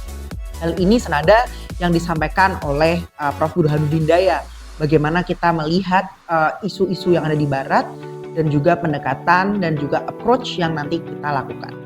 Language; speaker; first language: Indonesian; native; Indonesian